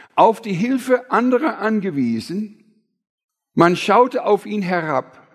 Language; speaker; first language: German; non-native, fluent; English